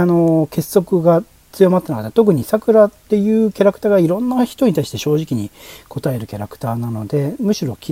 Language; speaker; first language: Japanese; native; Japanese